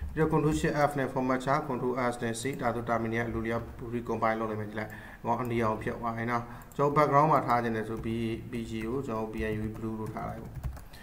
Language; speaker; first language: Burmese; native; Burmese